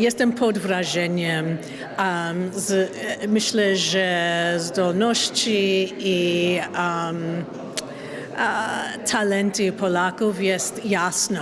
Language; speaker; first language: Polish; non-native, learner; English